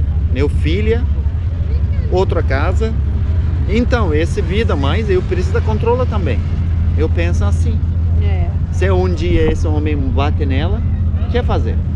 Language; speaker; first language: Portuguese; non-native, learner; Turkish